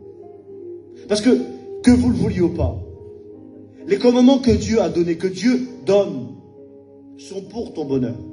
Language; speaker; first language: French; native; French